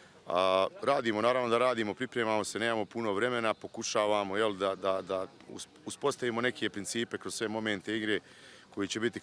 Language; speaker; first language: Bosnian; native; Bosnian